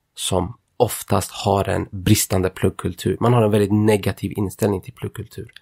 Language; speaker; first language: Swedish; native; Swedish